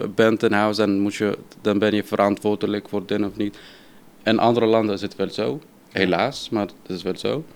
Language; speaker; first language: Dutch; non-native, fluent; Arabic